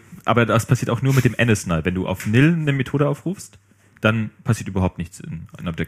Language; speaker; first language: German; native; German